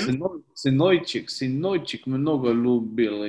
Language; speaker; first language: Russian; non-native, learner; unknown